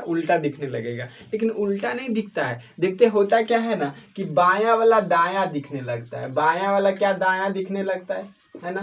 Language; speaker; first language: Hindi; native; Hindi